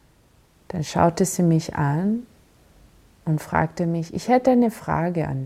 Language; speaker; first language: German; non-native, fluent; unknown